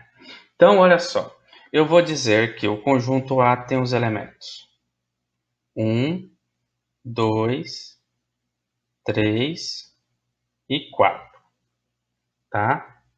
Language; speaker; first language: Portuguese; native; Portuguese